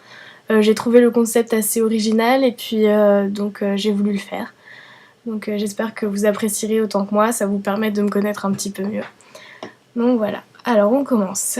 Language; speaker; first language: French; early bilingual, other home language; Vietnamese